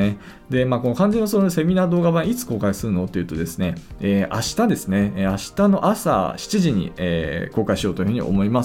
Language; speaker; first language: Japanese; native; Japanese